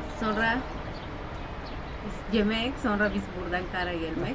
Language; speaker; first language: Turkish; non-native, learner; Spanish